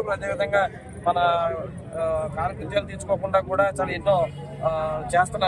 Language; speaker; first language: Telugu; native; Telugu